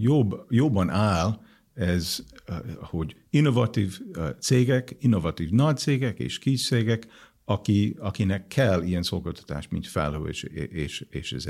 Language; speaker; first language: Hungarian; non-native, fluent; English